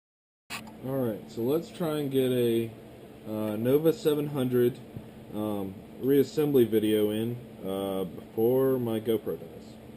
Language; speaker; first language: English; native; English